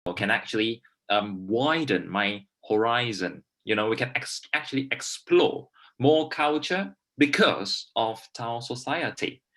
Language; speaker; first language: English; non-native, fluent; Chinese